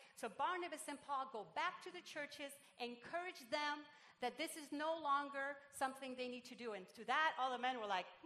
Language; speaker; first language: English; non-native, fluent; Spanish